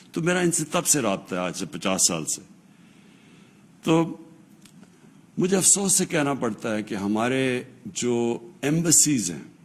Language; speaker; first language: Urdu; native; Urdu